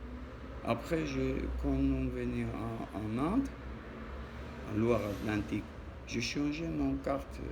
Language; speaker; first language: French; non-native, learner; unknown